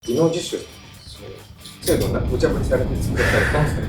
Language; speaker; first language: Japanese; native; Japanese